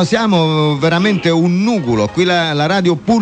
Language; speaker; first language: Italian; native; Italian